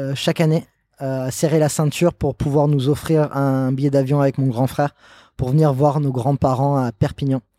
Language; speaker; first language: French; non-native, fluent; English